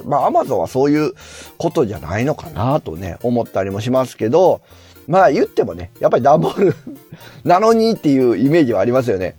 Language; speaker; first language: Japanese; native; Japanese